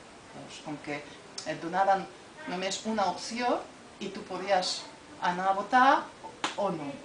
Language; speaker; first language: Catalan; non-native, fluent; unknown